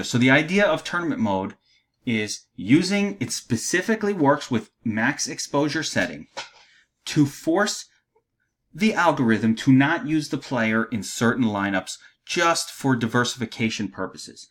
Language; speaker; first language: English; native; English